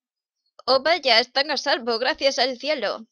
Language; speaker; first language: Spanish; native; Spanish